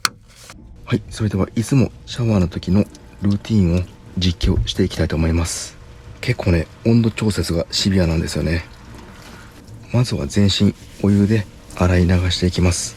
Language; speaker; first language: Japanese; native; Japanese